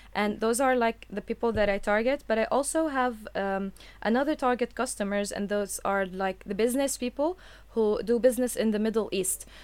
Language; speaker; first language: English; non-native, fluent; Arabic